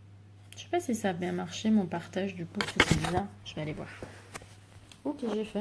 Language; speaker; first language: French; native; French